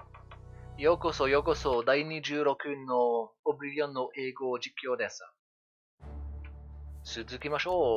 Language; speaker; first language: Japanese; non-native, learner; French